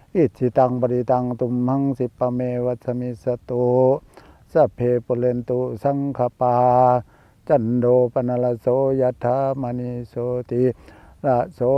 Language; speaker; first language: Thai; native; Thai